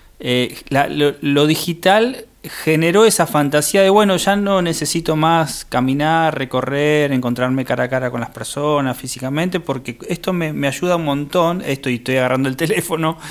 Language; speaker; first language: Spanish; native; Spanish